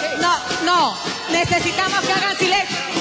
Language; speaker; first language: Spanish; native; Spanish